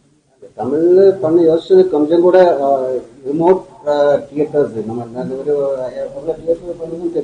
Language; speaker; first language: Tamil; non-native, learner; Malayalam